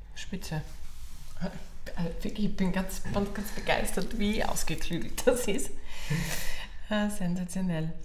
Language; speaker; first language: German; native; German